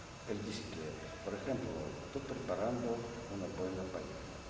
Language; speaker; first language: Spanish; non-native, learner; Russian